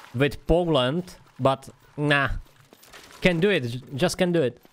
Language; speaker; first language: English; non-native, learner; Czech